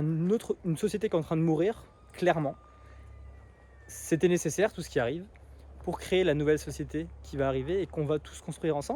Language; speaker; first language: French; native; French